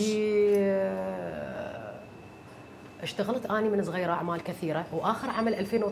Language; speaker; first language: Arabic; native; Arabic